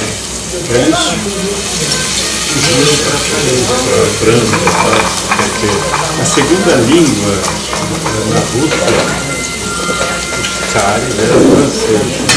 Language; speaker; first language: Portuguese; non-native, fluent; German